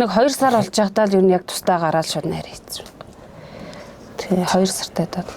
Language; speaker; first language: Mongolian; native; Mongolian